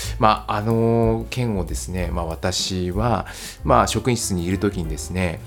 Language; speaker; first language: Japanese; native; Japanese